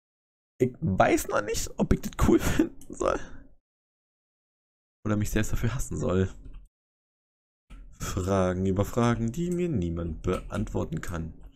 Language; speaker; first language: German; native; German